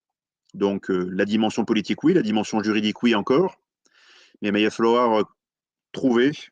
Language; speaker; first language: French; native; French